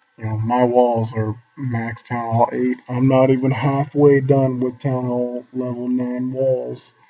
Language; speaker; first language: English; native; English